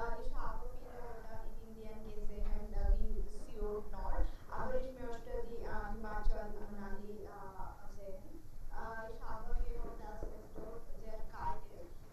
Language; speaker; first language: German; non-native, learner; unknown